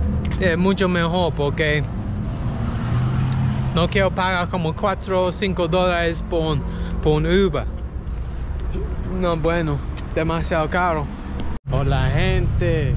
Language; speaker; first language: Spanish; non-native, learner; English